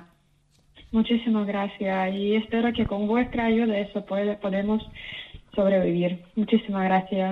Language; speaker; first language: Spanish; non-native, fluent; Ukrainian